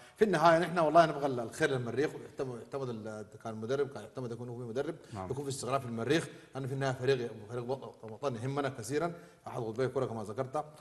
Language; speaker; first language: Arabic; native; Arabic